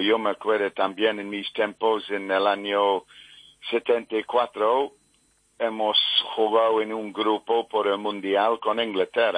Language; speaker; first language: Spanish; non-native, fluent; English